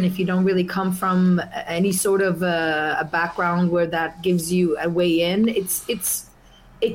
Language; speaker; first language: English; non-native, fluent; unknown